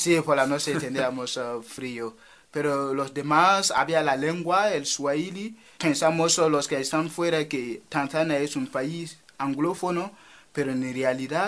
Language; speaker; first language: Spanish; non-native, fluent; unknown